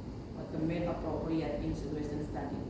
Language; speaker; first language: English; non-native, learner; Indonesian